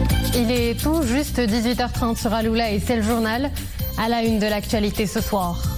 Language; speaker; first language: French; non-native, local second language; Arabic